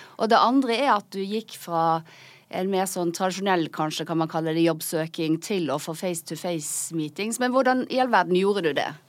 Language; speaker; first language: Norwegian; native; Norwegian